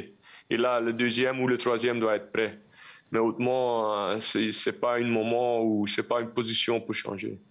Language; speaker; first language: French; non-native, local second language; Dutch